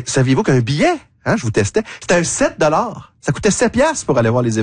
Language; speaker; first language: French; native; French